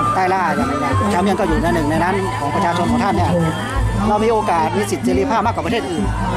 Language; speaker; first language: Thai; non-native, local second language; Iu Mien